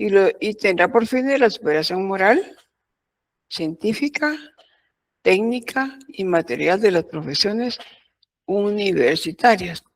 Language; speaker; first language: Spanish; native; Spanish